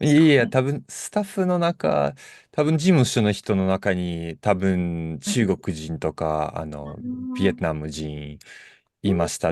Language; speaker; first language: Japanese; non-native, fluent; Russian